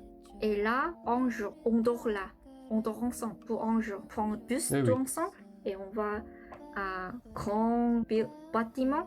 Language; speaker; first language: French; non-native, learner; Korean